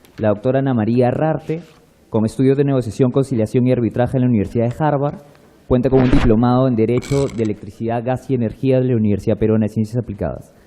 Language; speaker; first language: Spanish; native; Spanish